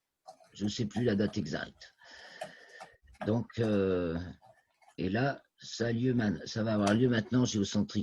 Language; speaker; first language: French; native; French